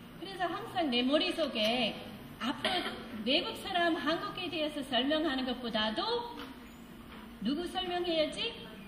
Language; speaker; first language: Korean; non-native, fluent; English